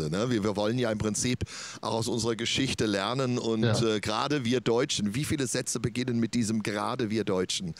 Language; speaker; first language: German; native; German